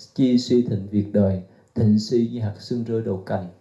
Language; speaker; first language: Vietnamese; native; Vietnamese